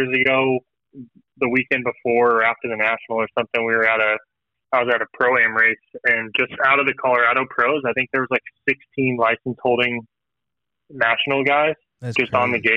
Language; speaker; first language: English; native; English